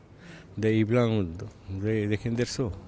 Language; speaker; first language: Swedish; non-native, fluent; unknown